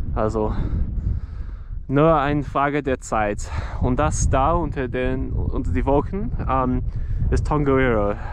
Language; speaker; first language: German; non-native, learner; English